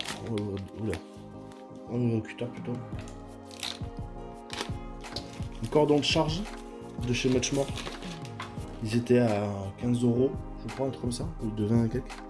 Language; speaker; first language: French; native; French